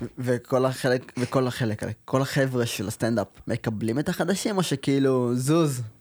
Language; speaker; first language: Hebrew; native; Hebrew